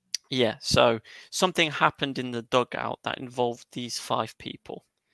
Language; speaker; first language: English; native; English